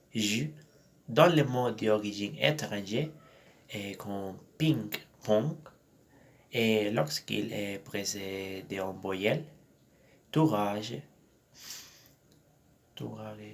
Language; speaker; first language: French; non-native, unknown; Spanish